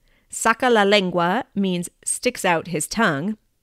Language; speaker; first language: English; native; English